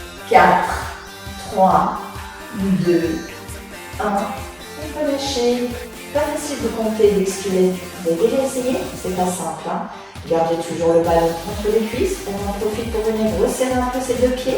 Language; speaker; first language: French; native; French